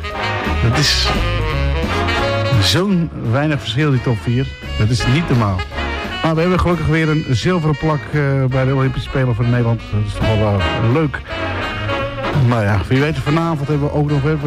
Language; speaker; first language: Dutch; native; Dutch